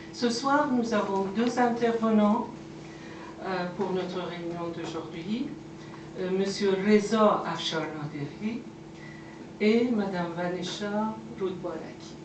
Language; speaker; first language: French; non-native, fluent; Persian